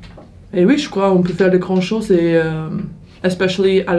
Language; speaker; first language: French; non-native, learner; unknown